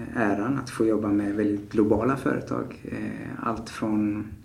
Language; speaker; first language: Swedish; early bilingual, other home language; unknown